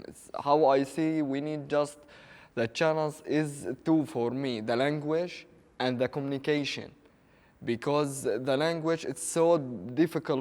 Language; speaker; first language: English; non-native, learner; Arabic